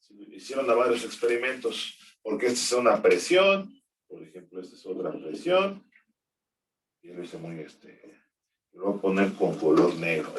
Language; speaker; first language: Spanish; native; Spanish